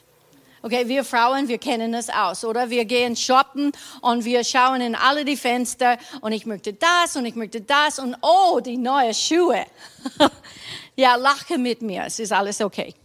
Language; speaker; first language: German; non-native, fluent; English